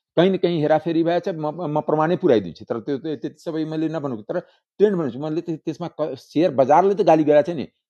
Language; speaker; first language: Nepali; non-native, local second language; Maithili